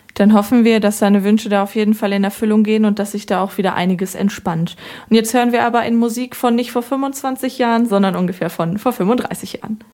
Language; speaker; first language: German; native; German